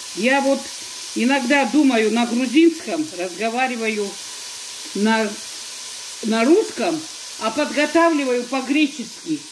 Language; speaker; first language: Russian; non-native, local second language; Georgian